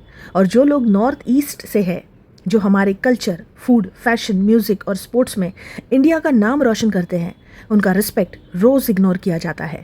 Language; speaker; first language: Hindi; native; Hindi